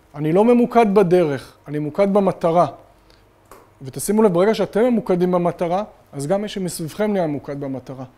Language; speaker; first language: Hebrew; native; Hebrew